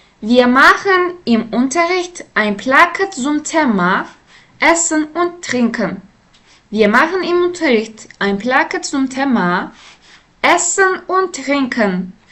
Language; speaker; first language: German; non-native, fluent; Turkish